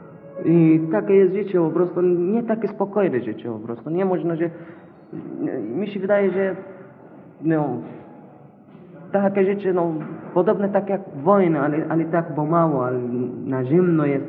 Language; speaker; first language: Polish; non-native, learner; Arabic